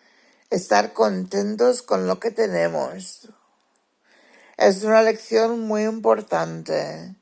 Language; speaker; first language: Spanish; early bilingual, heritage; Spanish